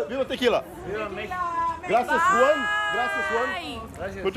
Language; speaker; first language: Spanish; non-native, fluent; Portuguese